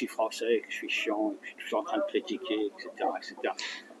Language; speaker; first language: French; native; French